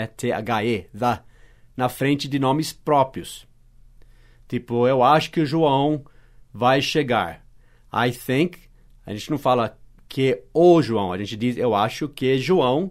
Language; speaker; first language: Portuguese; non-native, fluent; English